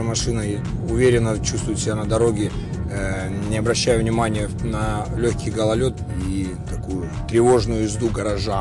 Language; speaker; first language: Russian; native; Russian